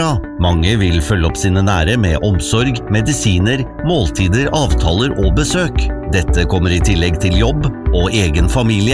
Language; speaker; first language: Norwegian; native; Norwegian